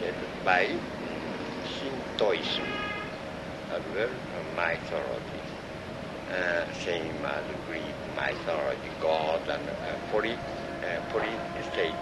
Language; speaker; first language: English; non-native, learner; Japanese